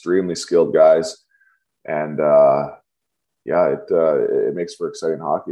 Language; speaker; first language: English; native; English